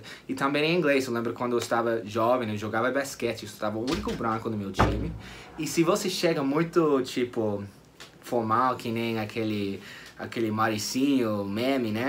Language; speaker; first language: Portuguese; non-native, fluent; English